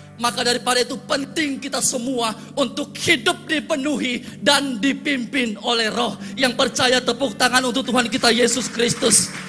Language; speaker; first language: Indonesian; native; Indonesian